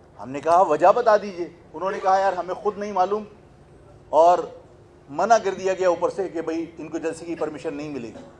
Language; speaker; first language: Urdu; native; Urdu